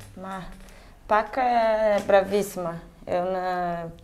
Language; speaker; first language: Italian; non-native, fluent; Portuguese